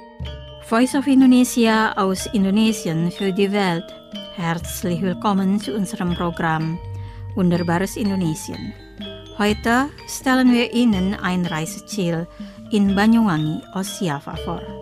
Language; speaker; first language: German; non-native, fluent; Indonesian